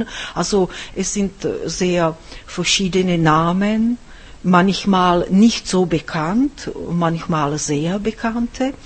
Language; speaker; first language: German; non-native, fluent; Czech